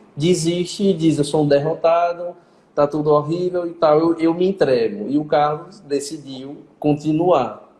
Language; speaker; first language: Portuguese; native; Portuguese